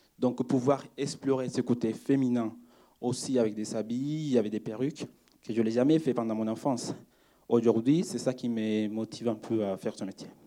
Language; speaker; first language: French; non-native, fluent; Spanish